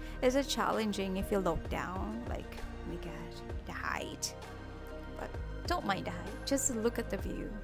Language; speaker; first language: English; non-native, local second language; Filipino